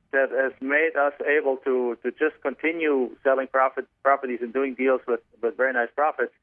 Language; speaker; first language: English; non-native, fluent; German